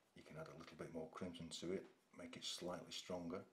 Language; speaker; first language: English; native; English